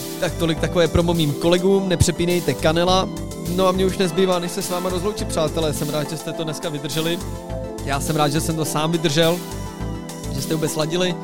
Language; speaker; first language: Czech; native; Czech